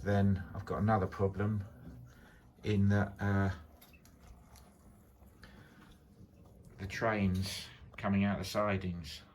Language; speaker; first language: English; native; English